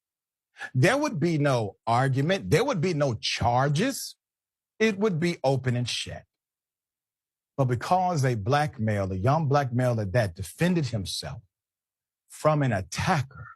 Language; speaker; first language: English; native; English